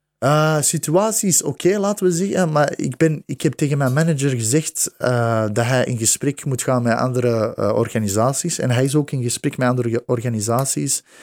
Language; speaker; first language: Dutch; early bilingual, other home language; Bosnian